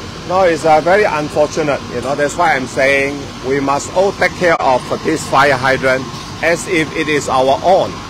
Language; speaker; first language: English; non-native, local second language; Chinese